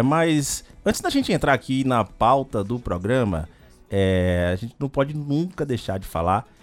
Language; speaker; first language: Portuguese; native; Portuguese